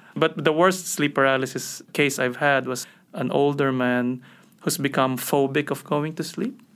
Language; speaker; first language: English; non-native, local second language; Filipino